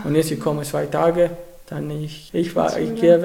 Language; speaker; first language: German; non-native, learner; Arabic